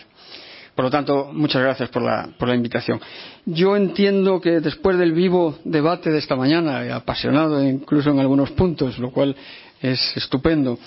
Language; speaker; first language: Spanish; native; Spanish